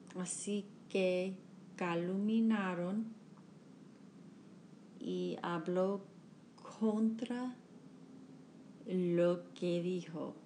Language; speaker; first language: Spanish; non-native, learner; English